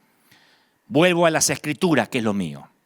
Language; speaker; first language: Spanish; native; Spanish